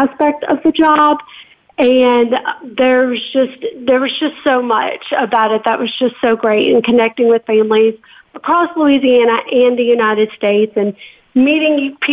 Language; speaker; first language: English; native; English